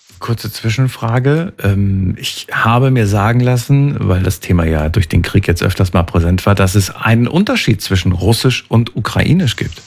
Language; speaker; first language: German; native; German